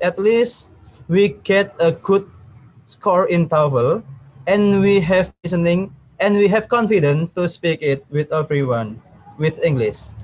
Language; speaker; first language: English; non-native, learner; Indonesian